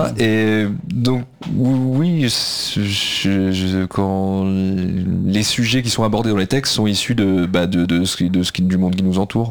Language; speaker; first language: French; native; French